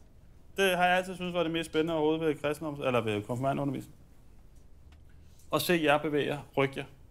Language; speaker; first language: Danish; native; Danish